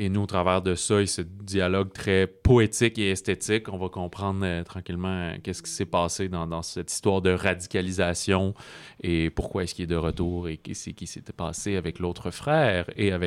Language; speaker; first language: French; native; French